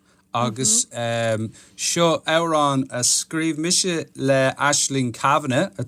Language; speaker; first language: Irish; non-native, local second language; English